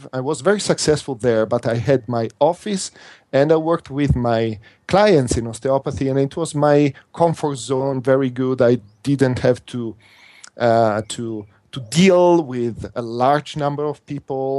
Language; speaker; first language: English; non-native, fluent; Italian